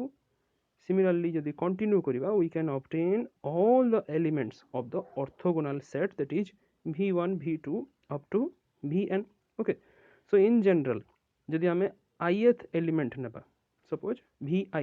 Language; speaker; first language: English; non-native, local second language; Odia